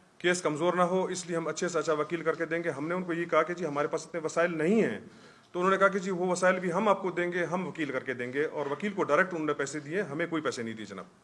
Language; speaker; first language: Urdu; non-native, local second language; Baluchi